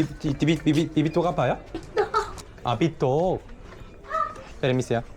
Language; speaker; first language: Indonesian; non-native, learner; Korean